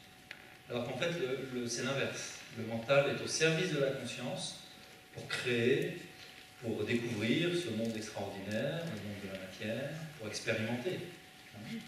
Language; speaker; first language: French; native; French